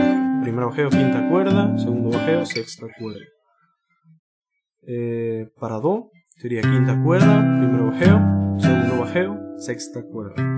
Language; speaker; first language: Spanish; native; Spanish